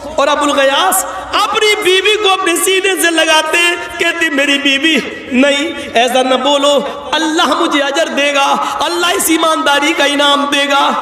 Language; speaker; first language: Urdu; native; Urdu